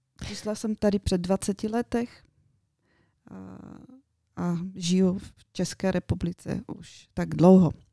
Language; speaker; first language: Czech; non-native, fluent; Bulgarian